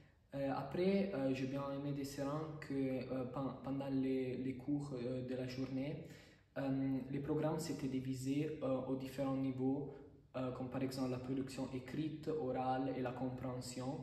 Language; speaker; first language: French; non-native, fluent; Italian